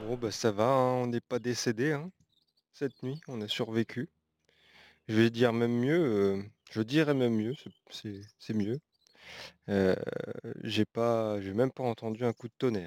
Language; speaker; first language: French; native; French